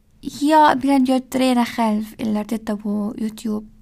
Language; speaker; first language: Swedish; non-native, learner; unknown